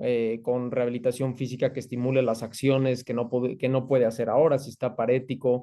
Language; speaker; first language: Spanish; native; Spanish